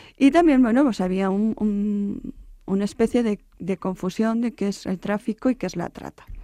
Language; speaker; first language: Spanish; native; Spanish